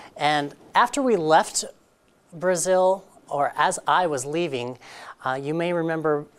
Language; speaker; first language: English; native; English